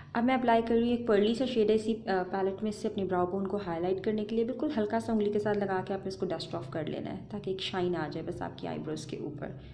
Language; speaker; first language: Urdu; native; Urdu